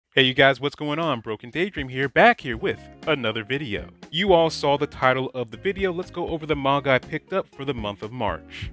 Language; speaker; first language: English; native; English